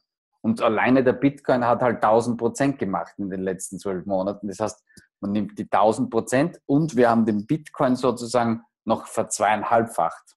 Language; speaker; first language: German; native; German